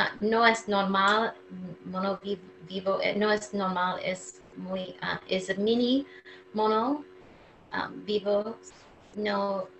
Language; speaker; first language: Spanish; non-native, learner; English